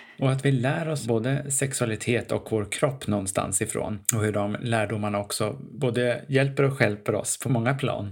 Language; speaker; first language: Swedish; native; Swedish